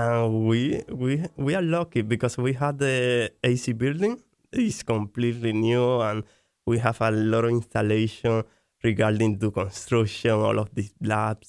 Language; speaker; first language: English; non-native, fluent; Spanish